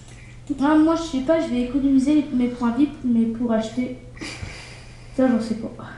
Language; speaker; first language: French; native; French